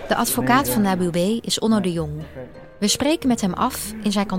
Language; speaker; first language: Dutch; native; Dutch